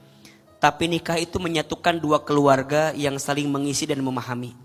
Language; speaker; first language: Indonesian; native; Indonesian